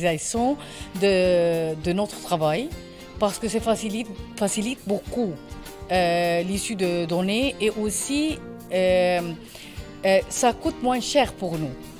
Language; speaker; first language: French; non-native, learner; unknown